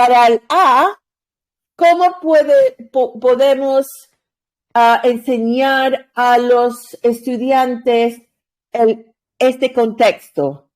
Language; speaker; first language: Spanish; non-native, learner; English